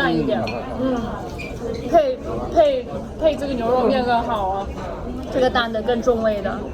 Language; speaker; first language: Chinese; early bilingual, heritage; English